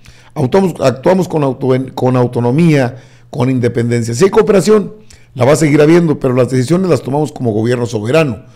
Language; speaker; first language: Spanish; native; Spanish